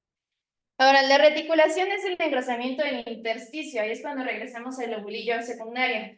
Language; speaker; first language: Spanish; native; Spanish